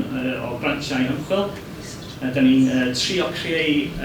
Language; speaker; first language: Welsh; non-native, learner; English